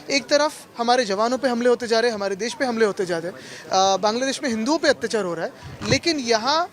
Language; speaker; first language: Hindi; non-native, local second language; Marathi